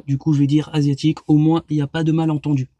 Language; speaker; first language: French; native; French